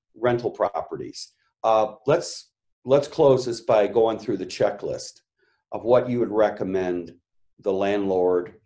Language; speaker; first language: English; native; English